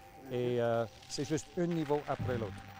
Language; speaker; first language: French; non-native, local second language; English